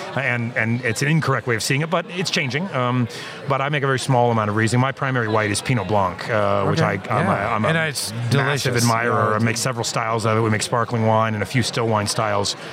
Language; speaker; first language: English; native; English